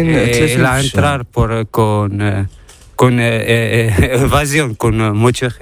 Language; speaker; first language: Spanish; non-native, learner; Arabic